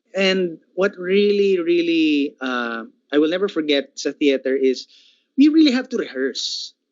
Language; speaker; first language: English; non-native, local second language; Filipino